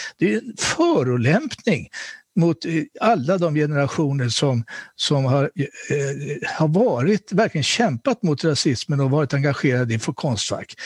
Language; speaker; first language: Swedish; native; Swedish